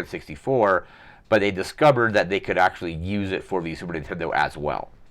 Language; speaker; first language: English; native; English